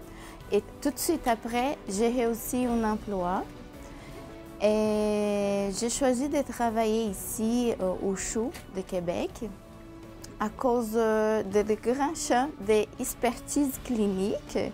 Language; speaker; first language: French; non-native, fluent; Portuguese